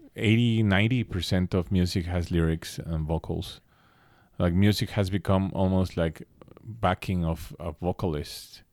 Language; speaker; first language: English; non-native, fluent; Spanish